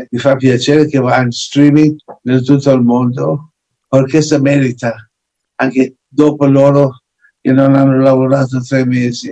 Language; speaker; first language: Italian; non-native, fluent; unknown